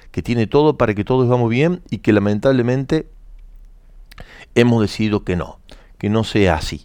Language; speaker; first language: Spanish; native; Spanish